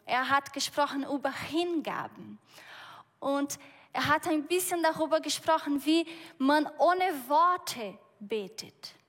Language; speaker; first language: German; non-native, fluent; Portuguese